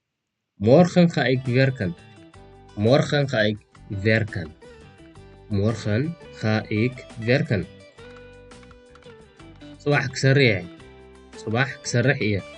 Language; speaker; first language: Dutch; non-native, fluent; Tigrinya